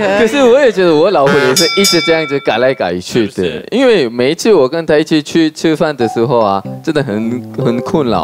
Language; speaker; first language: Chinese; non-native, fluent; Korean